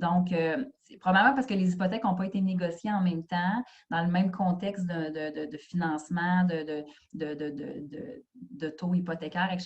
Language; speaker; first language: French; native; French